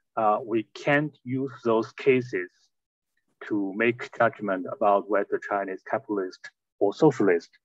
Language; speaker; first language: English; non-native, fluent; Chinese